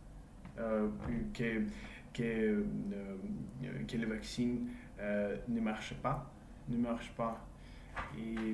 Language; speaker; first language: French; non-native, learner; English